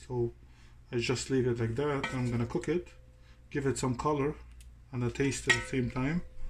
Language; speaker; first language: English; non-native, fluent; Arabic